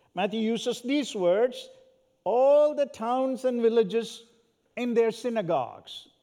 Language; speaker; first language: English; non-native, local second language; Malayalam